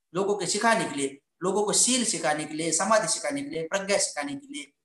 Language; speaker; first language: Hindi; non-native, local second language; Marathi